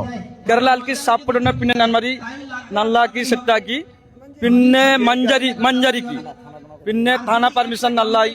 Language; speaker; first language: Malayalam; non-native, learner; Bangla